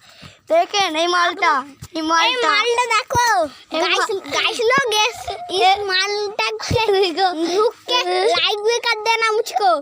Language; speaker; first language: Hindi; non-native, local second language; Bangla